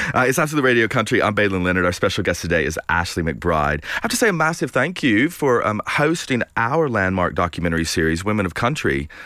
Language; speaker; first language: English; native; English